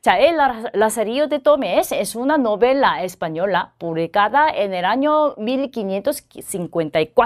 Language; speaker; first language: Spanish; non-native, fluent; Korean